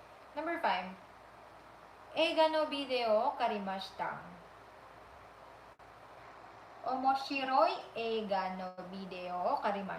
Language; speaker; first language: Japanese; non-native, fluent; Filipino